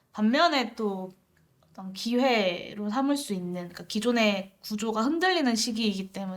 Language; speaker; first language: Korean; native; Korean